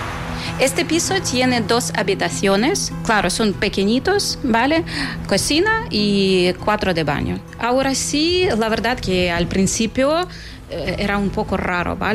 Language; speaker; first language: Spanish; non-native, fluent; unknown